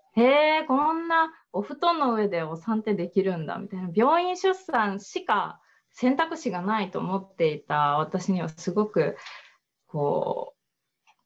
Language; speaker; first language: Japanese; native; Japanese